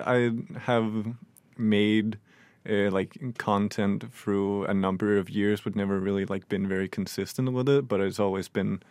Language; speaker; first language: English; non-native, fluent; Danish